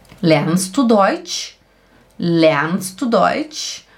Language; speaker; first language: German; non-native, fluent; Portuguese